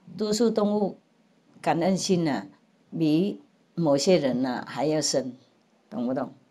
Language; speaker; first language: Chinese; non-native, fluent; Vietnamese